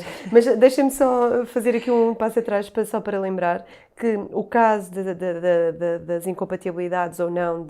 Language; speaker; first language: Portuguese; native; Portuguese